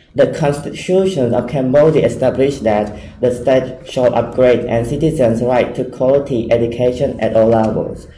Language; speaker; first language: English; non-native, fluent; Khmer